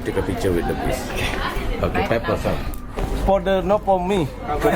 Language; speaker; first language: English; non-native, learner; Indonesian